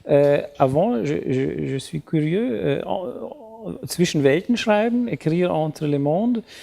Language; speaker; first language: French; non-native, learner; German